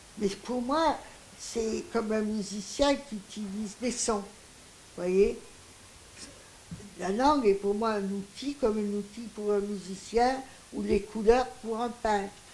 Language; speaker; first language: French; non-native, local second language; Greek